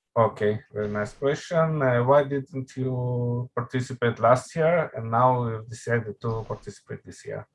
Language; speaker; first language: English; non-native, fluent; Russian